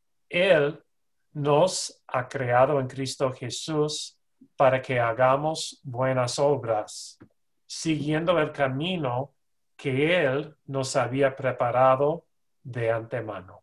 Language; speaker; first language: Spanish; non-native, fluent; English